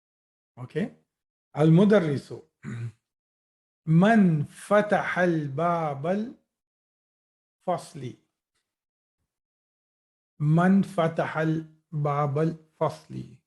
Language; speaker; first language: Arabic; non-native, fluent; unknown